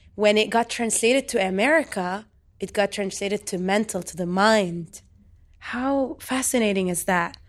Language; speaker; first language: English; non-native, fluent; Arabic